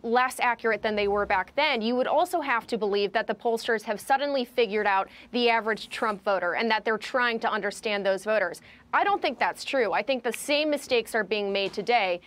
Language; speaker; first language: English; native; English